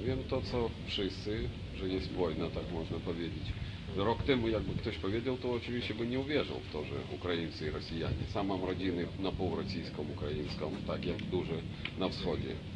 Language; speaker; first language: Polish; non-native, fluent; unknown